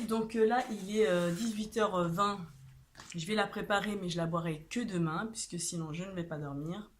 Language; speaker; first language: French; native; French